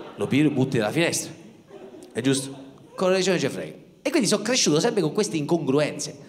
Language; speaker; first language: Italian; native; Italian